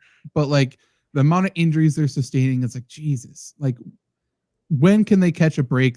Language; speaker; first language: English; native; English